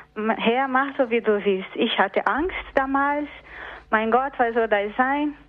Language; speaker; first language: German; non-native, fluent; Portuguese